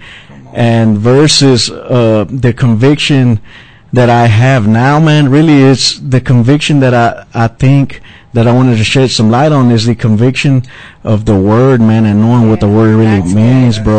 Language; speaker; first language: English; native; English